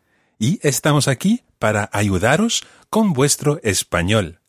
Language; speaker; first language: Spanish; non-native, fluent; English